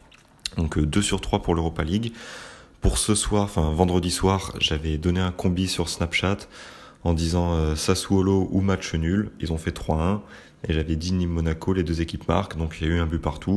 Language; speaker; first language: French; native; French